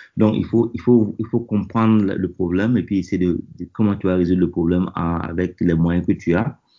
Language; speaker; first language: French; non-native, local second language; Mossi